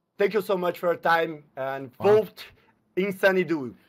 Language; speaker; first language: English; non-native, fluent; Portuguese